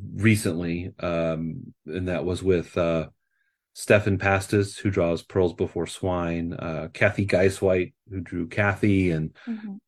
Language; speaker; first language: English; native; English